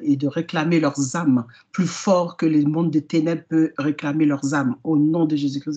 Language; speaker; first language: French; native; French